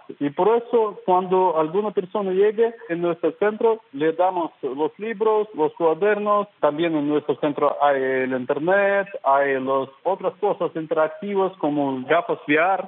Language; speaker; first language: Spanish; non-native, fluent; Russian